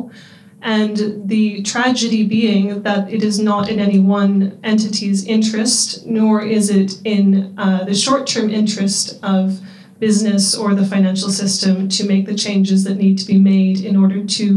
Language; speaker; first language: English; native; English